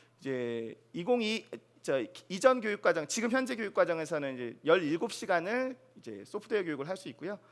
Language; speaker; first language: Korean; native; Korean